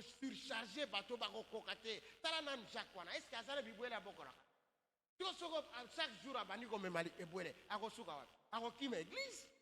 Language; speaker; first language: Lingala; non-native, local second language; Luba-Lulua